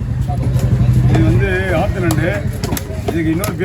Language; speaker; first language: Tamil; native; Tamil